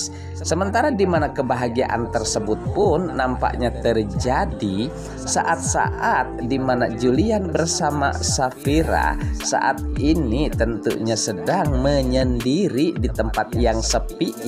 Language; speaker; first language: Indonesian; native; Indonesian